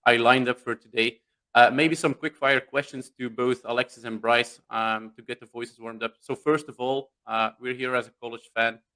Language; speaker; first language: English; non-native, fluent; Dutch